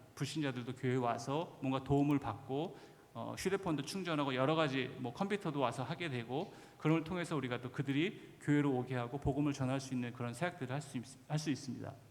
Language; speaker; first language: Korean; native; Korean